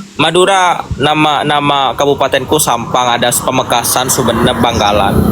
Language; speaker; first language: Indonesian; non-native, local second language; Madurese